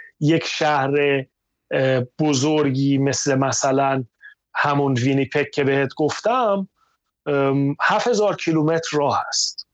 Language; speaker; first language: Persian; native; Persian